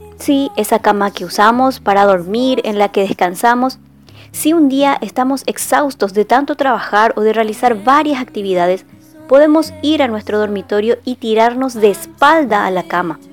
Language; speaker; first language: Spanish; native; Spanish